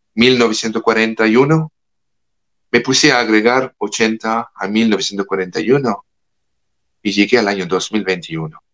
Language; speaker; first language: Spanish; non-native, fluent; French